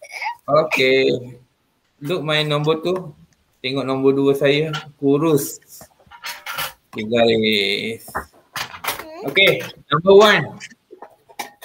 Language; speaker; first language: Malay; non-native, local second language; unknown